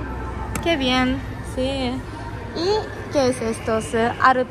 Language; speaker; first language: Spanish; non-native, learner; Japanese